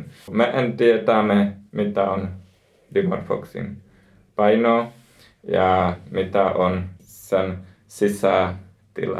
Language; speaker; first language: Finnish; non-native, learner; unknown